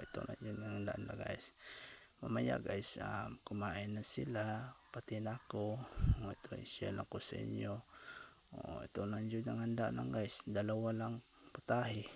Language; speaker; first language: Filipino; non-native, local second language; Cebuano